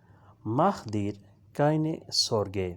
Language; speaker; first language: German; non-native, learner; Urdu